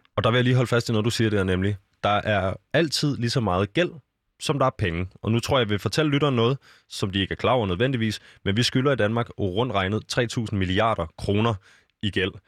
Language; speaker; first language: Danish; native; Danish